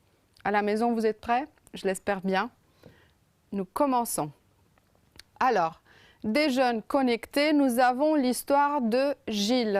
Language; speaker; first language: French; non-native, fluent; Romanian